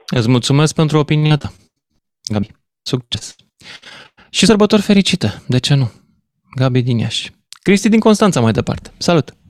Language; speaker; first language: Romanian; native; Romanian